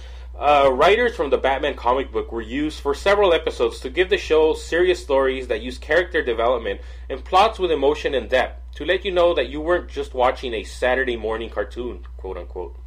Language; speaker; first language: English; native; English